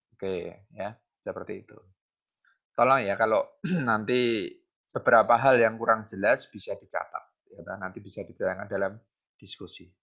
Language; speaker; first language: Indonesian; non-native, local second language; Javanese